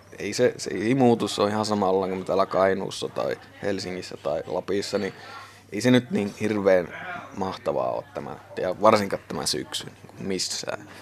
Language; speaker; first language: Finnish; native; Finnish